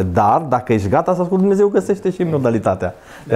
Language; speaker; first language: Romanian; native; Romanian